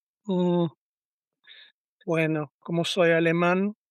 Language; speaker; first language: Spanish; non-native, learner; German